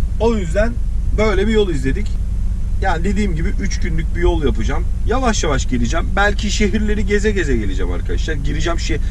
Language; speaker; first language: Turkish; early bilingual, heritage; Turkish